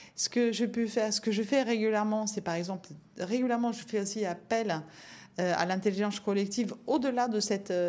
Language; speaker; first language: French; non-native, fluent; Norwegian